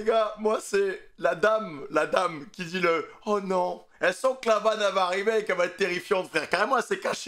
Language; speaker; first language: French; native; French